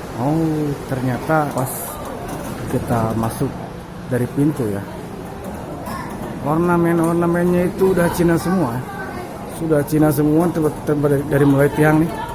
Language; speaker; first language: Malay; non-native, local second language; Sundanese